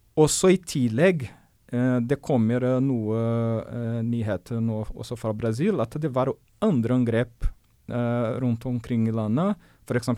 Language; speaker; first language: Norwegian; non-native, fluent; Portuguese